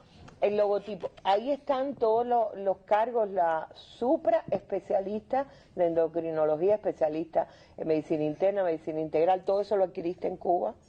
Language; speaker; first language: Spanish; native; Spanish